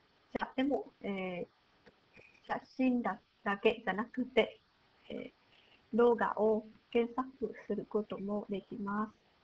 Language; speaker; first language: Japanese; non-native, learner; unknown